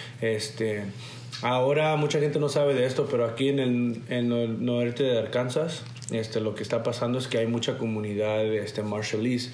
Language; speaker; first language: Spanish; early bilingual, heritage; Spanish